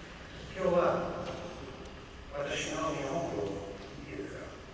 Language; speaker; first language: Japanese; non-native, learner; Italian